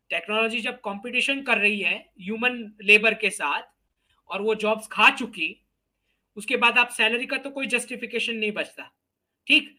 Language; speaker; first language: Hindi; native; Hindi